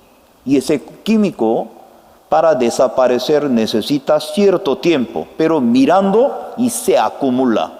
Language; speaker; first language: Spanish; non-native, fluent; Korean